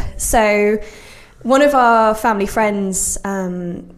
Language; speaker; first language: English; native; English